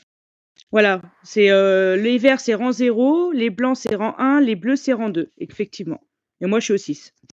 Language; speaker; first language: French; native; French